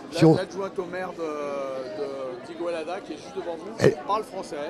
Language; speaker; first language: French; native; French